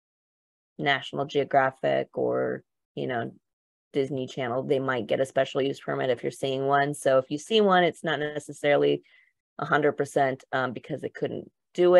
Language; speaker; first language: English; native; English